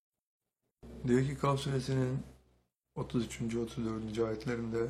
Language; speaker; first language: Turkish; native; Turkish